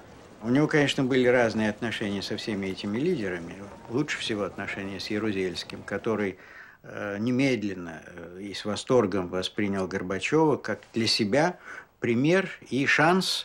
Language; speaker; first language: Russian; native; Russian